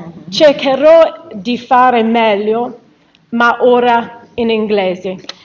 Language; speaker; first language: Italian; non-native, learner; English